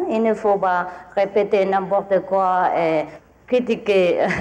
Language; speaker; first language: French; non-native, fluent; Vietnamese